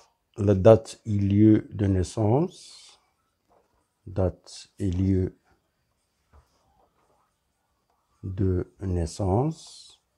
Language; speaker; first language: French; non-native, local second language; Arabic